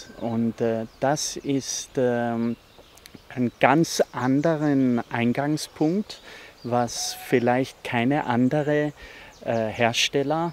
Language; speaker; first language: German; non-native, fluent; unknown